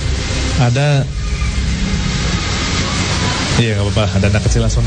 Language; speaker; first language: Indonesian; native; Indonesian